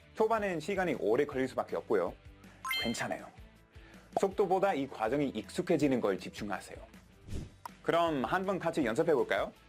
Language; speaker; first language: Korean; non-native, fluent; English